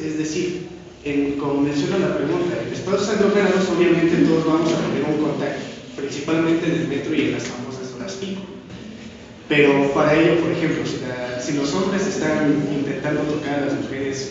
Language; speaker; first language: Spanish; native; Spanish